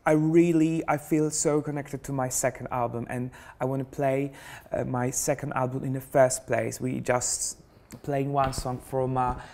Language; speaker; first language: English; non-native, fluent; Polish